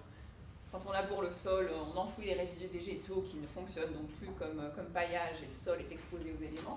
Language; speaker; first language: French; native; French